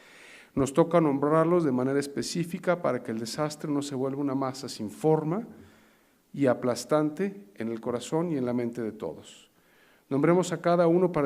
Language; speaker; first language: Spanish; native; Spanish